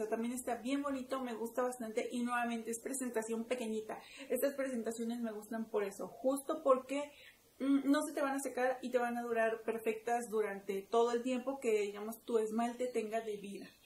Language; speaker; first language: Spanish; native; Spanish